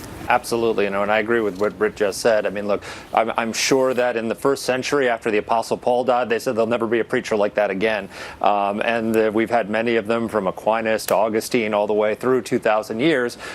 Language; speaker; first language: English; native; English